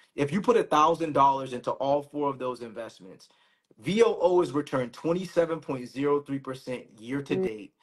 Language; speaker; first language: English; native; English